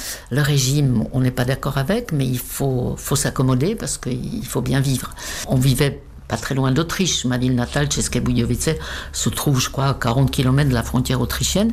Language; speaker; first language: French; non-native, fluent; Czech